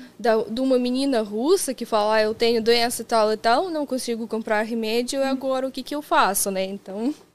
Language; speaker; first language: Portuguese; non-native, fluent; Russian